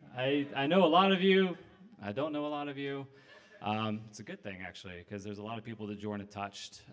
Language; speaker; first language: English; native; English